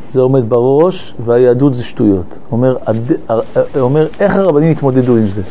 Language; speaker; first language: Hebrew; early bilingual, other home language; French